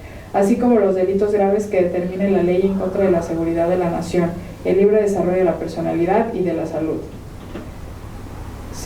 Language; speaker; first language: Spanish; native; Spanish